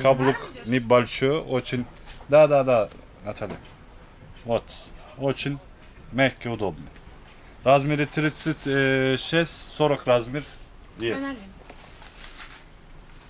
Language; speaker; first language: Russian; non-native, learner; Turkish